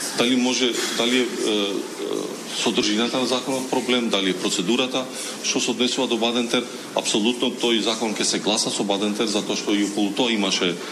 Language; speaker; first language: Macedonian; non-native, local second language; Albanian